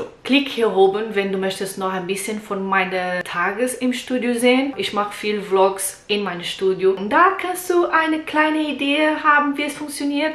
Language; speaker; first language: German; non-native, learner; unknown